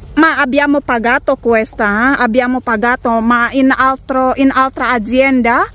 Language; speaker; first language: Italian; non-native, learner; Indonesian